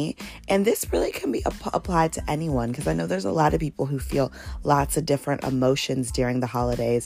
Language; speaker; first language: English; native; English